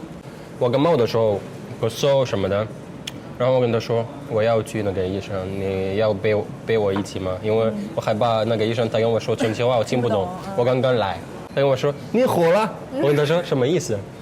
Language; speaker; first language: Chinese; non-native, learner; Arabic